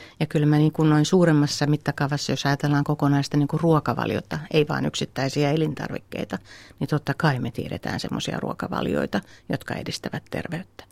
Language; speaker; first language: Finnish; native; Finnish